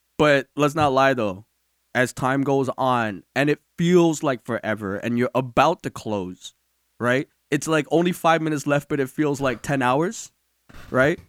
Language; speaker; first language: English; native; English